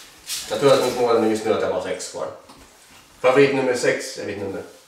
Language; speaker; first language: Swedish; native; Swedish